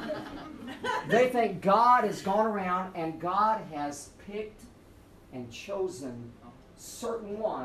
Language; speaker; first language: English; native; English